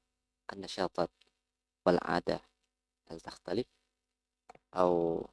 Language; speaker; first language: Indonesian; native; Indonesian